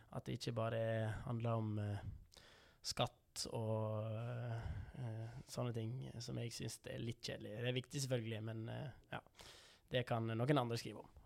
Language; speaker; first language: Norwegian; early bilingual, other home language; Dutch